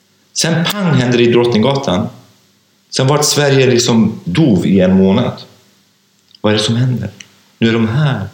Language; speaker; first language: Swedish; non-native, fluent; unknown